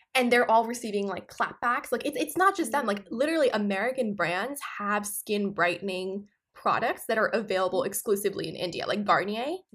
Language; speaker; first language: English; non-native, local second language; Punjabi